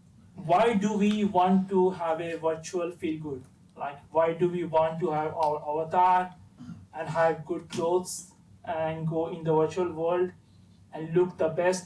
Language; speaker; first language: English; non-native, fluent; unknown